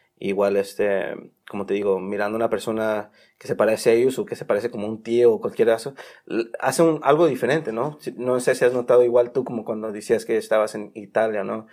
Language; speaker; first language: Spanish; early bilingual, heritage; Spanish